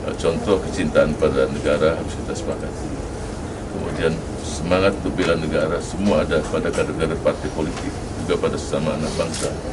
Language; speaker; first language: Indonesian; native; Indonesian